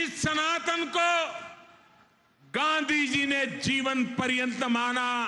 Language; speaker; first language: Hindi; native; Hindi